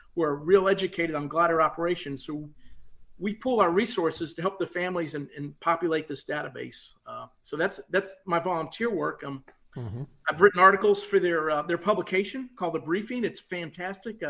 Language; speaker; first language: English; native; English